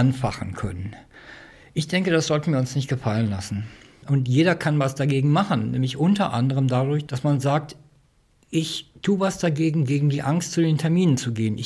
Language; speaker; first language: German; native; German